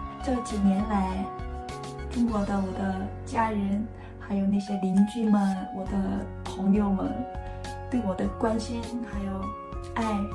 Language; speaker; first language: Chinese; non-native, fluent; Korean